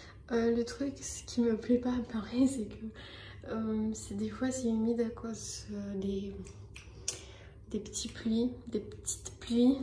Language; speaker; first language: French; non-native, fluent; Armenian